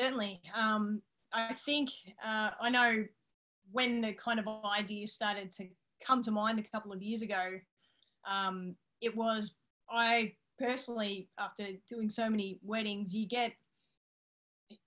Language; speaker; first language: English; native; English